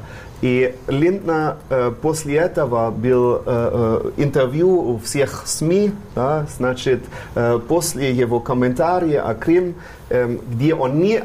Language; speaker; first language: Russian; non-native, fluent; German